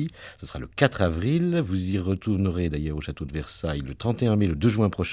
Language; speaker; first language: French; native; French